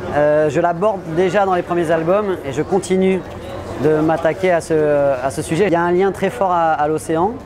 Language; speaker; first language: French; native; French